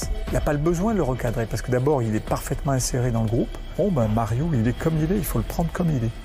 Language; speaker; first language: French; native; French